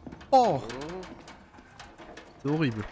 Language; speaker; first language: French; native; French